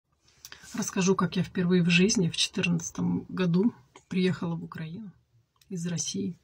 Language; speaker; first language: Russian; native; Russian